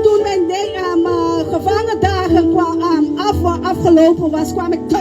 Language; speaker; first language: Dutch; non-native, local second language; Papiamento